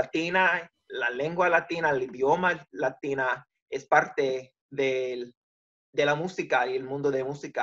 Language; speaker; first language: Spanish; early bilingual, heritage; Spanish